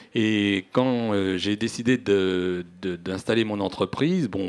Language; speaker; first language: French; native; French